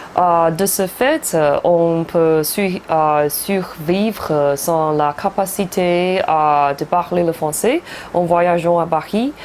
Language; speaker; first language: French; non-native, fluent; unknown